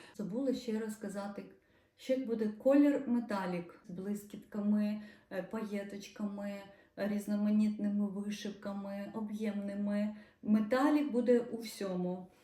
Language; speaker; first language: Ukrainian; non-native, local second language; Russian